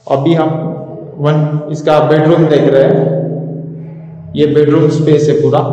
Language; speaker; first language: Hindi; non-native, local second language; Marathi